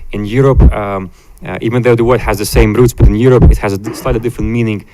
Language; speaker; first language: English; non-native, fluent; Latvian